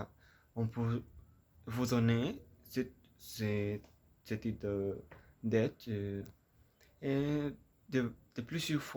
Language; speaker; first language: French; non-native, learner; Spanish